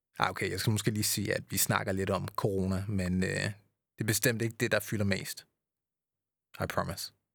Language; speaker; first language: Danish; early bilingual, other home language; English